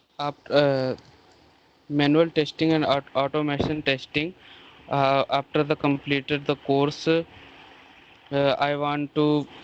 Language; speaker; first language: English; non-native, learner; Hindi